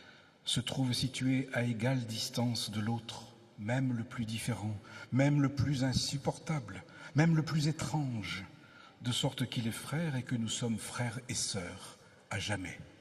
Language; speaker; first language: French; native; French